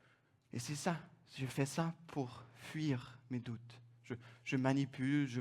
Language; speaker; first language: French; non-native, fluent; German